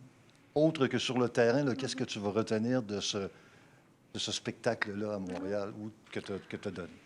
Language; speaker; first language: French; native; French